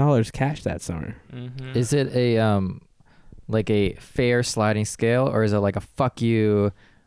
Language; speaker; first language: English; native; English